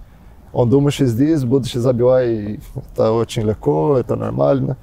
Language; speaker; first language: Russian; non-native, learner; Portuguese